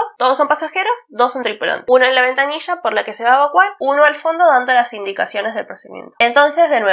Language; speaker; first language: Spanish; native; Spanish